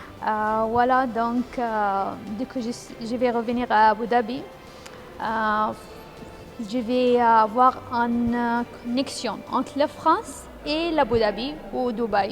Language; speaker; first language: French; non-native, fluent; Arabic